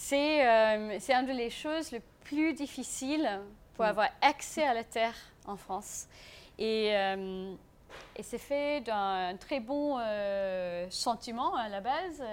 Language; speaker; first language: French; non-native, fluent; English